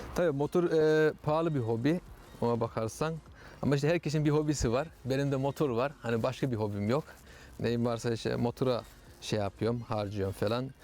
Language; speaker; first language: Turkish; early bilingual, heritage; Turkish